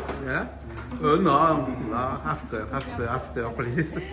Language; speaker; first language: English; non-native, learner; French